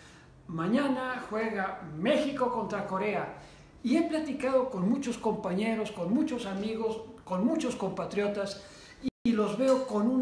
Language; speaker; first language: Spanish; native; Spanish